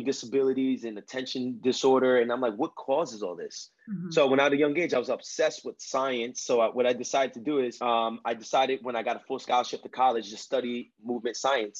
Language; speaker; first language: English; early bilingual, other home language; Spanish